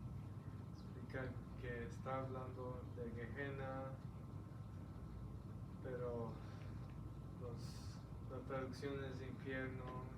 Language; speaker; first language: Spanish; early bilingual, heritage; Spanish